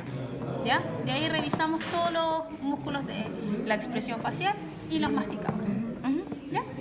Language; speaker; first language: Spanish; native; Spanish